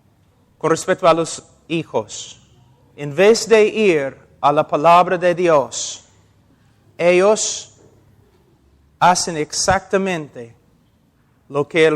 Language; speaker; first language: Spanish; non-native, fluent; English